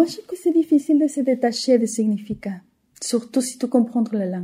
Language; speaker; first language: French; non-native, fluent; Spanish